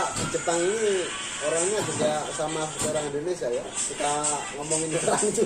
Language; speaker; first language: Indonesian; non-native, local second language; Javanese